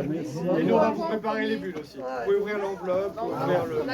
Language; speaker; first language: French; native; French